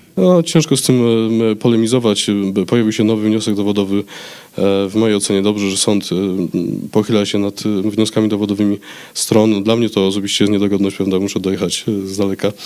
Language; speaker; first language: Polish; native; Polish